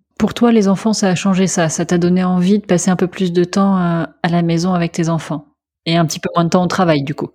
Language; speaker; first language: French; native; French